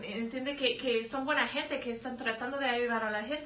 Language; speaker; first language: Spanish; non-native, fluent; English